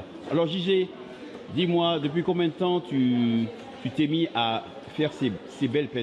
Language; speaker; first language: French; native; French